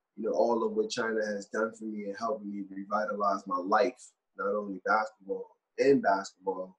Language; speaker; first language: English; native; English